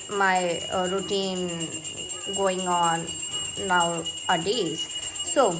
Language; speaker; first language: English; non-native, learner; Hindi